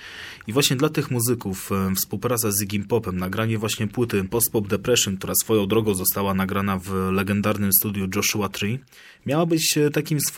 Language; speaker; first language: Polish; native; Polish